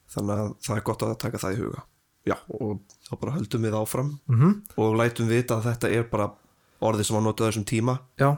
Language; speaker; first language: Icelandic; early bilingual, other home language; Portuguese